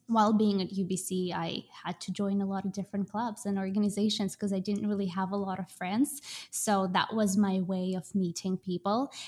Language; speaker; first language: English; non-native, fluent; Russian